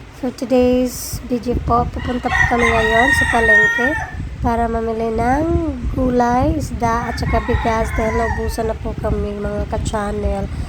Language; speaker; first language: Filipino; non-native, local second language; Cebuano